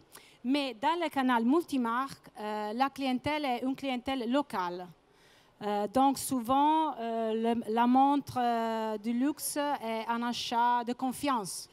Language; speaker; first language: French; non-native, fluent; Italian